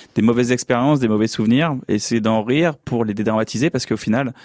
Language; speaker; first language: French; native; French